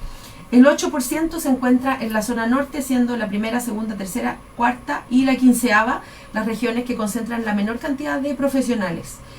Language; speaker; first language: Spanish; native; Spanish